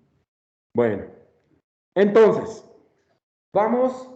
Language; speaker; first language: Spanish; native; Spanish